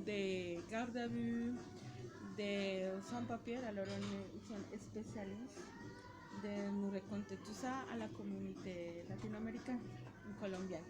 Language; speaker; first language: French; non-native, learner; Spanish